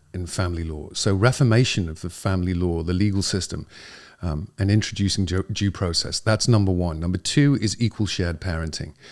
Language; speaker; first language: English; native; English